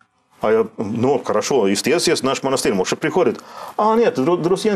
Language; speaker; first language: Russian; non-native, learner; Swedish